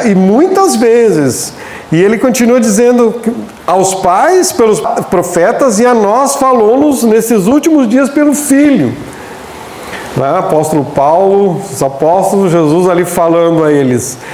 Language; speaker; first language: Portuguese; native; Portuguese